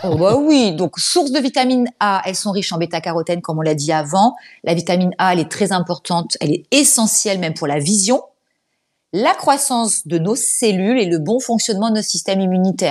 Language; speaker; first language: French; native; French